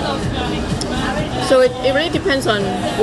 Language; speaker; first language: English; non-native, local second language; Cantonese